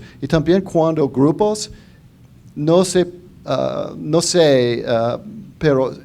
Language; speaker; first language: Spanish; non-native, fluent; English